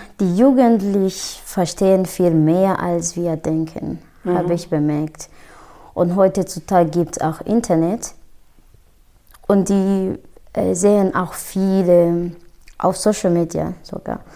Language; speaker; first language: German; non-native, fluent; Kinyarwanda